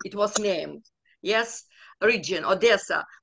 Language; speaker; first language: English; non-native, learner; Ukrainian